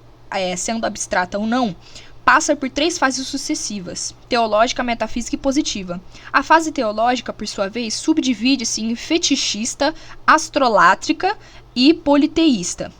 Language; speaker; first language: Portuguese; native; Portuguese